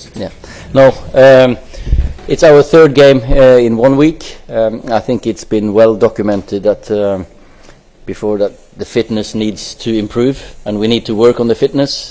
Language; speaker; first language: English; non-native, fluent; Norwegian